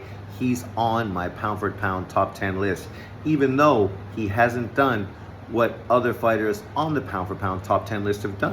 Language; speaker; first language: English; native; English